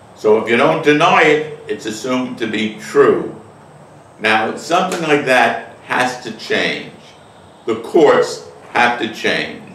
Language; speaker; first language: English; native; English